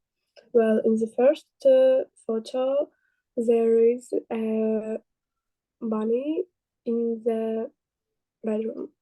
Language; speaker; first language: English; non-native, learner; Russian